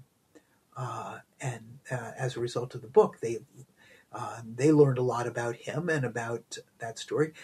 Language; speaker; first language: English; native; English